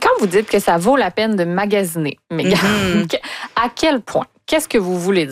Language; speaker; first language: French; native; French